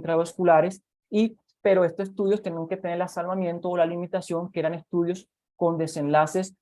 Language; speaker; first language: Spanish; native; Spanish